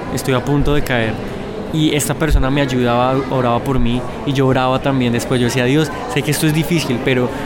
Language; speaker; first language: Spanish; native; Spanish